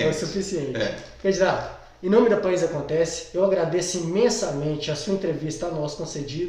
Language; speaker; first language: Portuguese; native; Portuguese